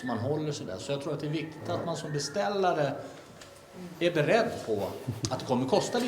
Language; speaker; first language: Swedish; native; Swedish